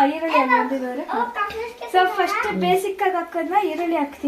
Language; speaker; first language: Kannada; native; Kannada